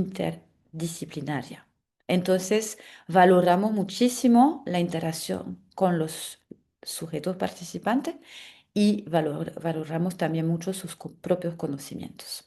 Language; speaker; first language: Spanish; non-native, fluent; French